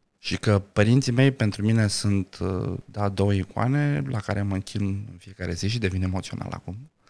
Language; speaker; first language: Romanian; non-native, local second language; Romany